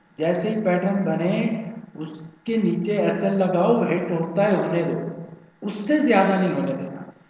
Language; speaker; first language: Urdu; non-native, local second language; Punjabi